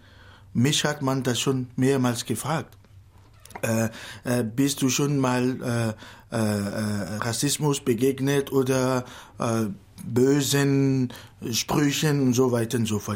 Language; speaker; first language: German; non-native, fluent; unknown